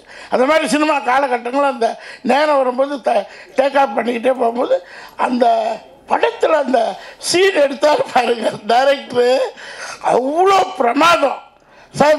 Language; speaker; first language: Tamil; native; Tamil